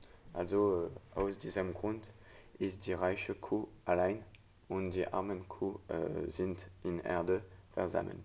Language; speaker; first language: German; non-native, learner; French